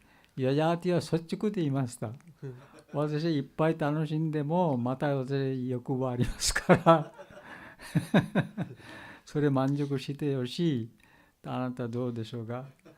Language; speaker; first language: Japanese; non-native, learner; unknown